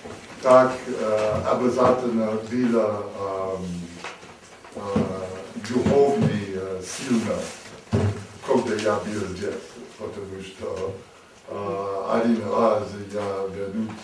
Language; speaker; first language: Russian; non-native, learner; English